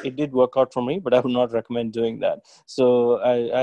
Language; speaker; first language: English; non-native, local second language; Tamil